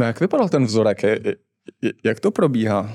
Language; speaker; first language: Czech; native; Czech